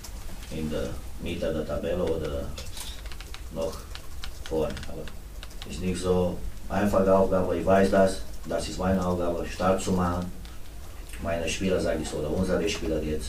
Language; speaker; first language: German; non-native, fluent; Romanian